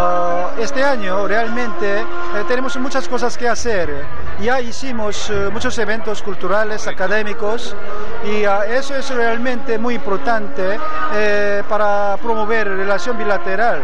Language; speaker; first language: Spanish; non-native, fluent; Korean